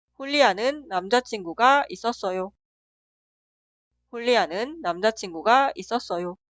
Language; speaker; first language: Korean; non-native, fluent; Spanish